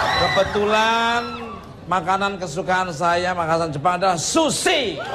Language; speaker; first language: Indonesian; native; Indonesian